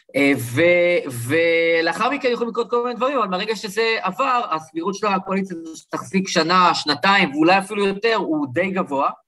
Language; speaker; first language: Hebrew; early bilingual, other home language; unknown